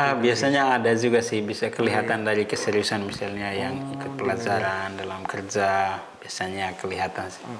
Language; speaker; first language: Indonesian; non-native, local second language; Tetum